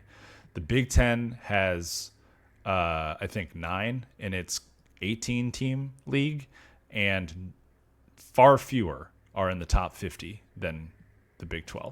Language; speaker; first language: English; native; English